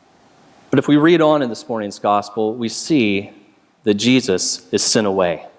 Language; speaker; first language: English; native; English